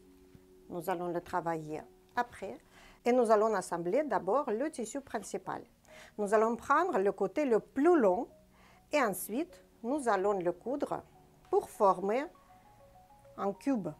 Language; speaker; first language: French; non-native, fluent; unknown